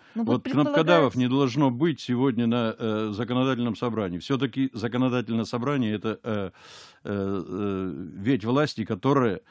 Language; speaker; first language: Russian; native; Russian